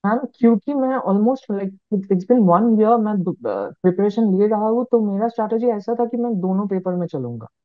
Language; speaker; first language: Hindi; non-native, local second language; Bangla